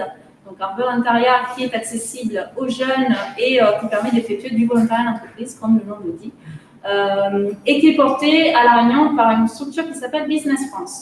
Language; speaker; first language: French; native; French